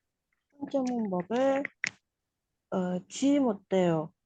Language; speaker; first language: Korean; non-native, learner; Indonesian